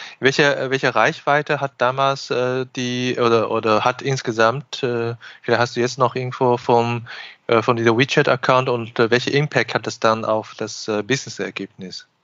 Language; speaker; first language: German; non-native, fluent; Chinese